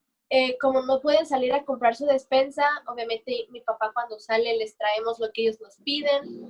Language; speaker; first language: Spanish; native; Spanish